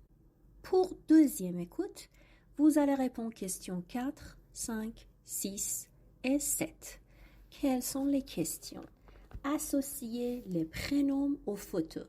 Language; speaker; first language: French; non-native, fluent; Persian